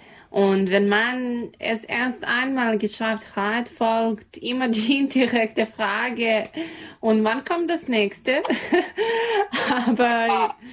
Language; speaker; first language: German; non-native, learner; Serbian